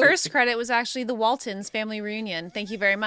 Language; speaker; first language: English; native; English